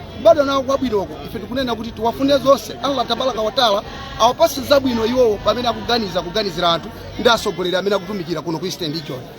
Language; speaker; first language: Nyanja; non-native, local second language; Yao